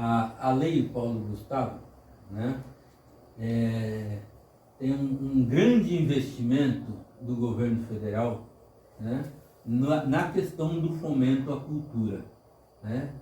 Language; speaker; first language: Portuguese; native; Portuguese